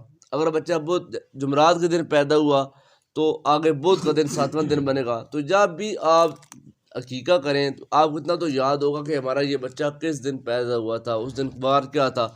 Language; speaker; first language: Urdu; native; Urdu